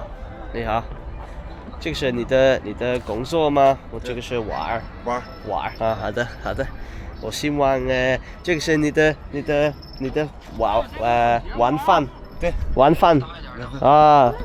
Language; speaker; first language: Chinese; non-native, learner; English